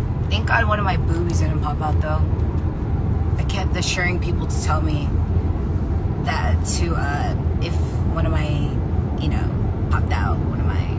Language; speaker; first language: English; early bilingual, other home language; Korean